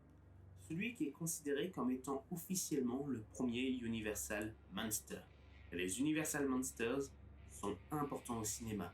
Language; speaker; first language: French; native; French